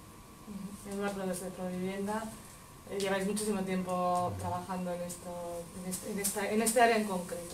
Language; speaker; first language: Spanish; native; Spanish